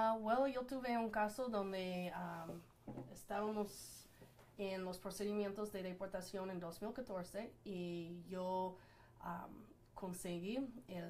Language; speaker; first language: Spanish; non-native, fluent; English